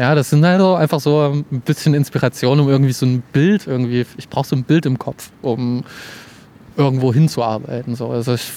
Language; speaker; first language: German; native; German